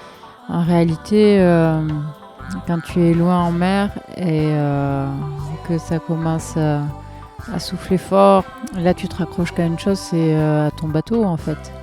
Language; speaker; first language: French; native; French